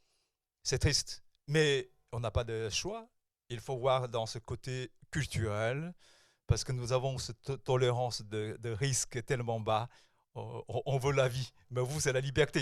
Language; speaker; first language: French; non-native, fluent; Chinese